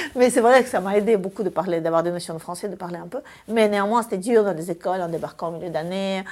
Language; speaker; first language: French; early bilingual, other home language; Russian